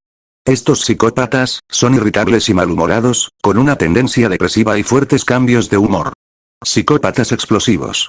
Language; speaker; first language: Spanish; native; Spanish